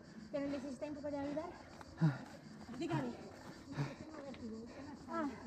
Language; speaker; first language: Spanish; non-native, learner; French